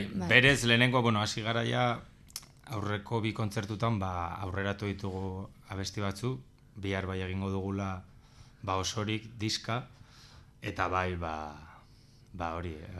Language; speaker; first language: Basque; non-native, local second language; Spanish